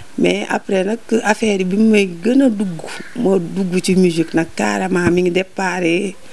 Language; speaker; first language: Wolof; native; Wolof